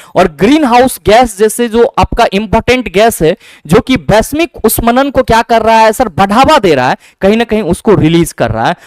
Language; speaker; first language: Hindi; native; Hindi